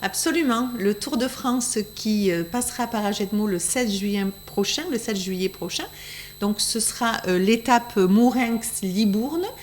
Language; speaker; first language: French; native; French